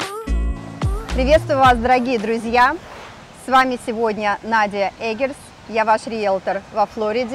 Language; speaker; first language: Russian; native; Russian